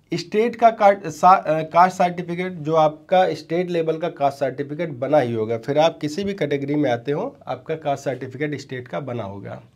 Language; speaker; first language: Hindi; native; Hindi